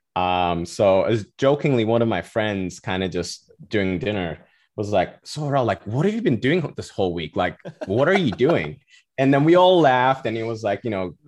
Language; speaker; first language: English; non-native, fluent; Turkish